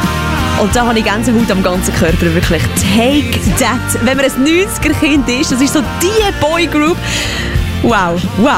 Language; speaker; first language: German; native; German